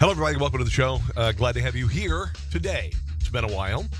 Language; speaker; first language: English; native; English